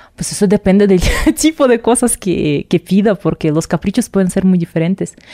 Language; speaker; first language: Spanish; non-native, fluent; Russian